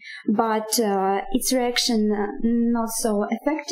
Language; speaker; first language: English; non-native, learner; Russian